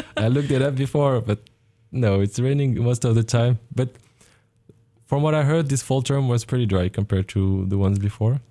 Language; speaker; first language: English; non-native, fluent; Arabic